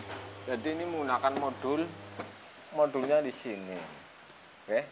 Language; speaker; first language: Indonesian; native; Indonesian